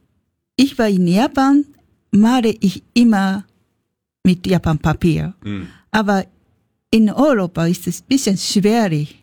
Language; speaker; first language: German; non-native, learner; Japanese